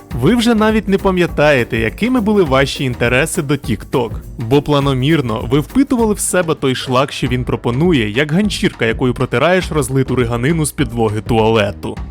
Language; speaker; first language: Ukrainian; native; Ukrainian